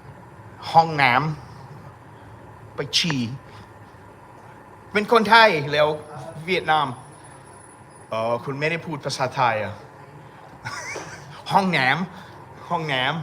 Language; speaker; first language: Thai; non-native, learner; English